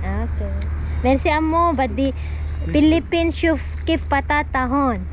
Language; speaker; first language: Arabic; non-native, learner; Filipino